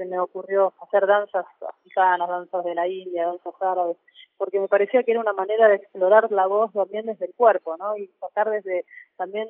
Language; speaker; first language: Spanish; native; Spanish